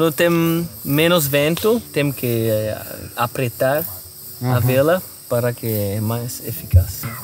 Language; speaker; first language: Portuguese; non-native, learner; French